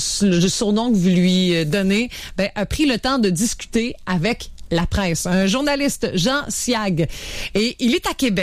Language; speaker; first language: French; native; French